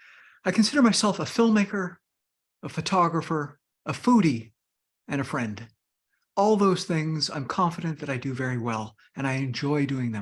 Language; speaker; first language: English; native; English